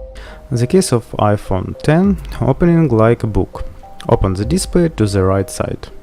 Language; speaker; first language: English; non-native, fluent; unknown